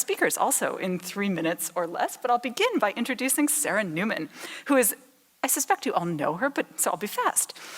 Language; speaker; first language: English; native; English